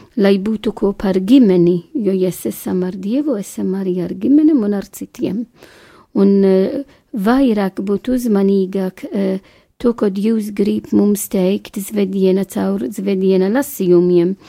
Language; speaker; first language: Latvian; non-native, fluent; Maltese